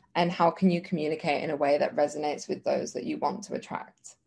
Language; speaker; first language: English; native; English